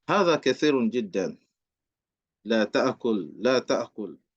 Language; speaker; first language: Arabic; non-native, fluent; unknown